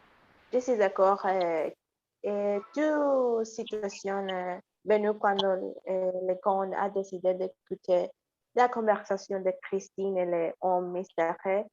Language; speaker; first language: French; non-native, learner; Spanish